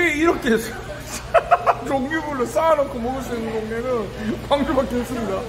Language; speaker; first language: Korean; native; Korean